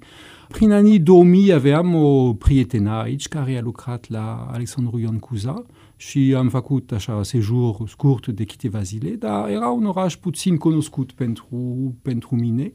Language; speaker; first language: Romanian; non-native, fluent; French